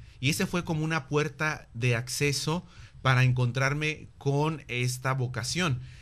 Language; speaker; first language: Spanish; native; Spanish